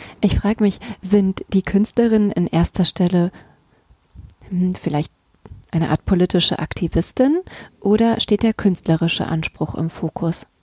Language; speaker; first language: German; native; German